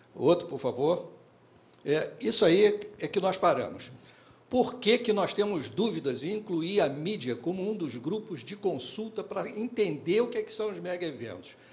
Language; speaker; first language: Portuguese; native; Portuguese